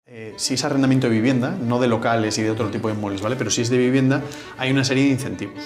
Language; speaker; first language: Spanish; native; Spanish